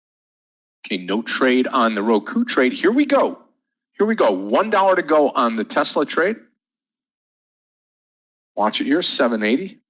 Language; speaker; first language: English; native; English